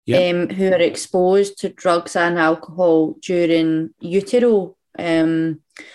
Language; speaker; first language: English; native; English